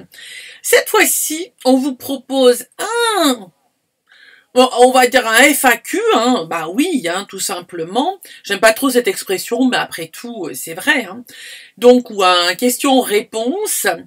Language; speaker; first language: French; native; French